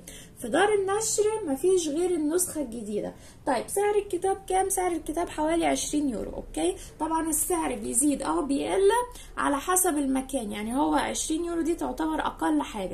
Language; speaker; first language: Arabic; native; Arabic